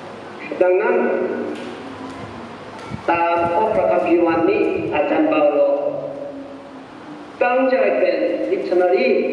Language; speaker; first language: Thai; non-native, fluent; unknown